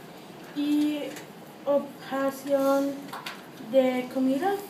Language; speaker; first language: Spanish; non-native, learner; English